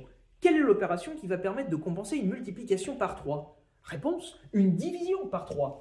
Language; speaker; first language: French; native; French